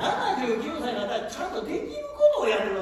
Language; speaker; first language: Japanese; native; Japanese